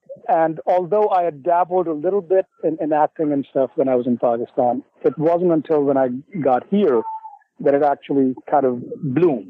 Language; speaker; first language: English; non-native, local second language; Urdu